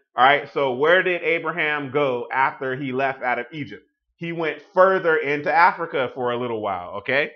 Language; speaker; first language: English; native; English